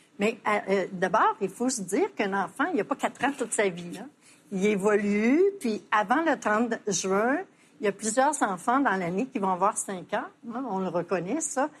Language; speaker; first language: French; native; French